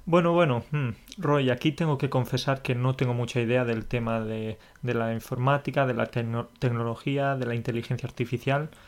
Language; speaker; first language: Spanish; native; Spanish